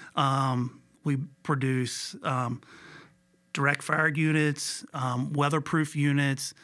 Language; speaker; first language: English; native; English